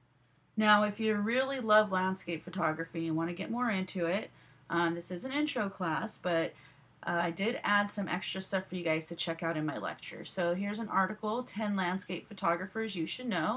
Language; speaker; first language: English; native; English